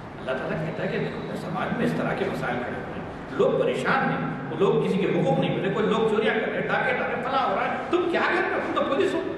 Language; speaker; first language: Urdu; native; Urdu